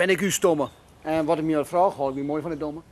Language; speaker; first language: Dutch; native; Dutch